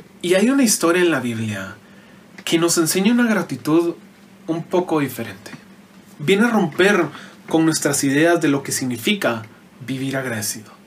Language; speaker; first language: Spanish; native; Spanish